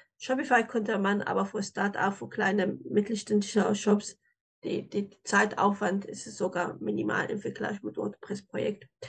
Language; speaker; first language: German; non-native, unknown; Arabic